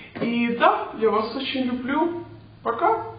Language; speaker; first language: Russian; non-native, fluent; English